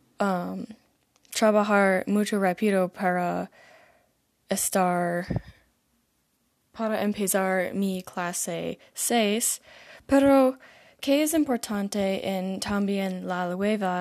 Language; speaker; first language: Spanish; non-native, learner; English